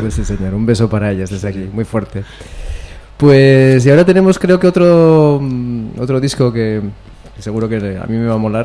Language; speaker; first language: Spanish; native; Spanish